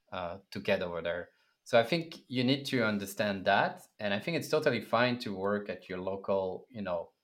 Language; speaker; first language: English; non-native, fluent; French